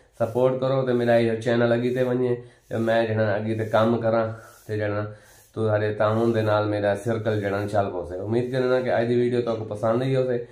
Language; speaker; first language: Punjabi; non-native, local second language; Saraiki